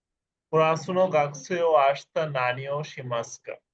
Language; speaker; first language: Japanese; non-native, fluent; Bangla